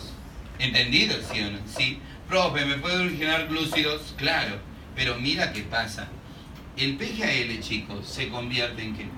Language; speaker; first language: Spanish; native; Spanish